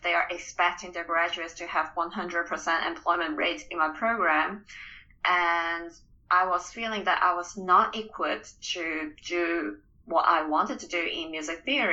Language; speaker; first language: English; non-native, local second language; Cantonese